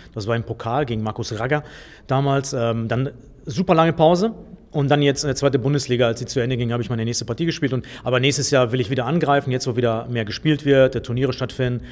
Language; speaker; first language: German; native; German